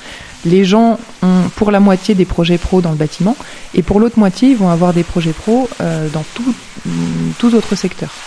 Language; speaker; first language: French; native; French